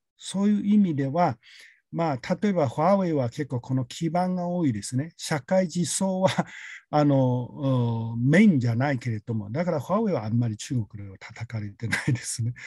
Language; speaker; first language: Japanese; non-native, fluent; Chinese